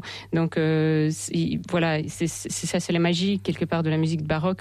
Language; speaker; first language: French; non-native, fluent; Russian